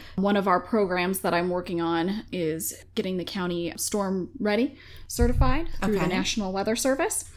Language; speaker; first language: English; native; English